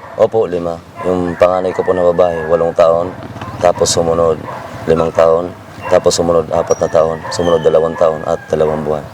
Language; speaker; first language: Filipino; non-native, local second language; Masbatenyo